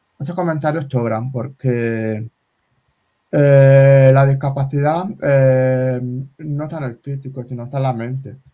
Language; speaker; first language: Spanish; native; Spanish